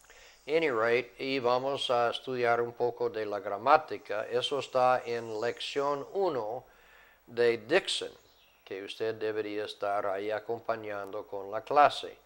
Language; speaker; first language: Spanish; non-native, fluent; English